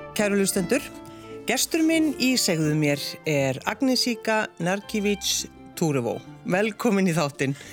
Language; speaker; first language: Icelandic; native; Icelandic